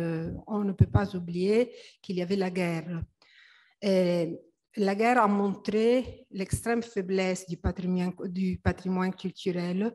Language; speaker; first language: French; non-native, fluent; Italian